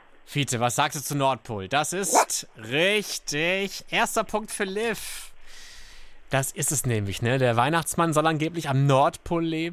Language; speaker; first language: German; native; German